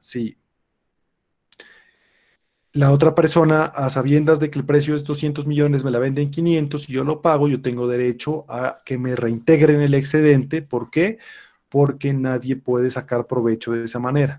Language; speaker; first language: Spanish; native; Spanish